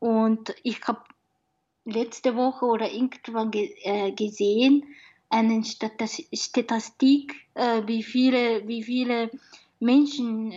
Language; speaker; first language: German; non-native, learner; Japanese